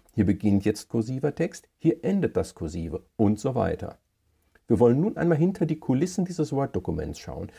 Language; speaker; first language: German; native; German